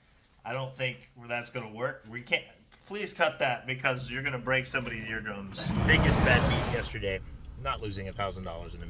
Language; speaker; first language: English; native; English